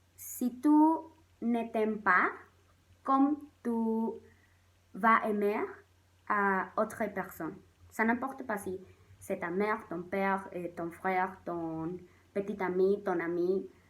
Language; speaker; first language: French; non-native, learner; Spanish